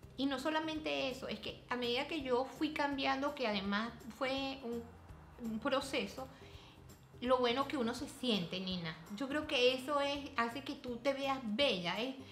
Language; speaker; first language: Spanish; native; Spanish